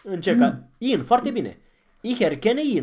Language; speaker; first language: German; non-native, fluent; Romanian